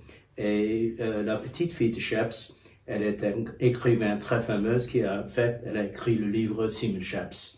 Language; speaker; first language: French; non-native, fluent; English